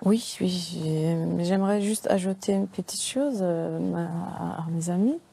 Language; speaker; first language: French; non-native, learner; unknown